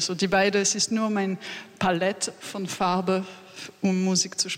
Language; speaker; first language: German; non-native, learner; French